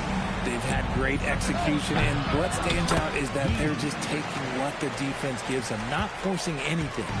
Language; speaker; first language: English; native; English